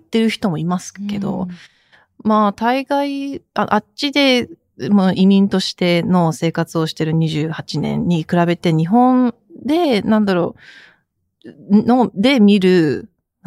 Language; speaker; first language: Japanese; early bilingual, heritage; Japanese